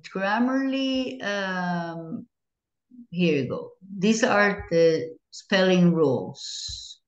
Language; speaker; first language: English; non-native, fluent; Spanish